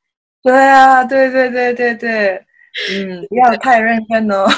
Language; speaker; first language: Chinese; non-native, learner; Japanese